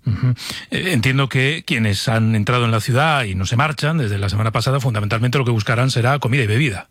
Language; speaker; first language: Spanish; native; Spanish